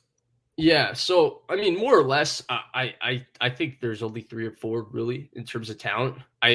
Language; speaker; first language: English; native; English